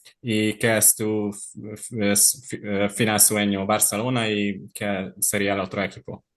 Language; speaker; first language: Spanish; non-native, learner; Hungarian